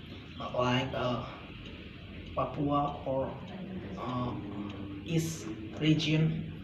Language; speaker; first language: English; non-native, learner; Indonesian